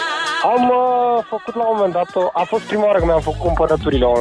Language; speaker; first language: Romanian; native; Romanian